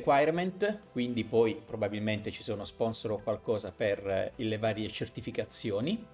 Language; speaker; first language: Italian; native; Italian